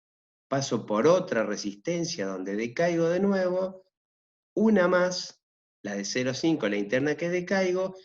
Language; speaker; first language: Spanish; native; Spanish